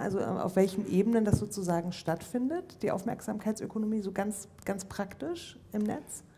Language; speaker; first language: German; native; German